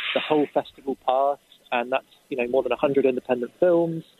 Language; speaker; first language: English; native; English